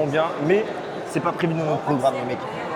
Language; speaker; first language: French; native; French